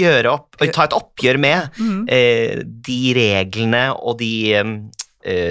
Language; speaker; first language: Norwegian; native; Norwegian